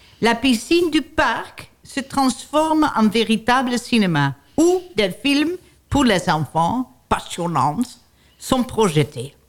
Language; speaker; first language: French; non-native, learner; Dutch